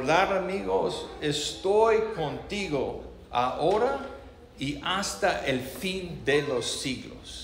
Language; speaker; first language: Spanish; non-native, learner; English